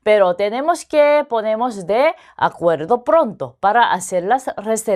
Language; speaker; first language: Spanish; non-native, fluent; Korean